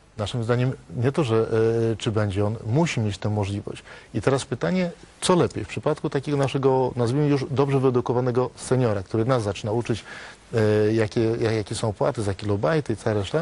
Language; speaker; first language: Polish; native; Polish